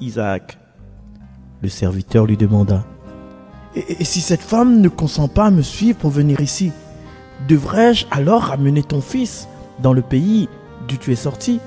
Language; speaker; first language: French; non-native, local second language; Malagasy